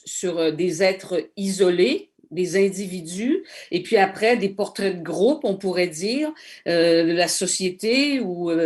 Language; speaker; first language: French; native; French